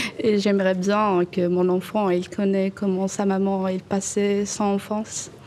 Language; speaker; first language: French; non-native, local second language; Arabic